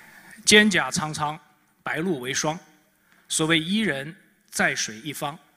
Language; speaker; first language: Chinese; native; Chinese